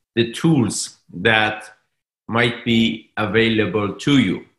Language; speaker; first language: English; non-native, fluent; Persian